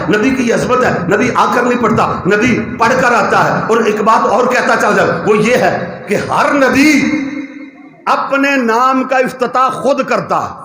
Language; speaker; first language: Urdu; non-native, local second language; Punjabi